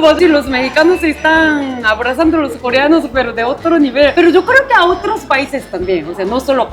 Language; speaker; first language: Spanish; non-native, fluent; Korean